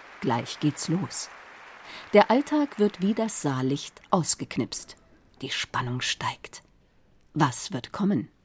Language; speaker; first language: German; native; German